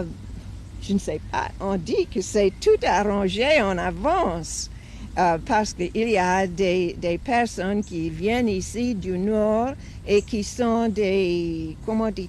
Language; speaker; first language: French; non-native, fluent; English